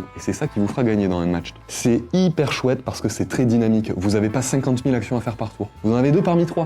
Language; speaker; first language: French; native; French